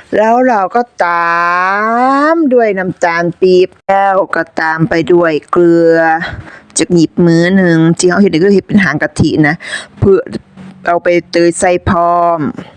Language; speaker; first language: Thai; native; Thai